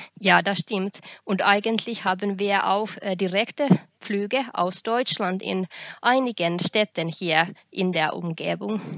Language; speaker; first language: German; non-native, fluent; Finnish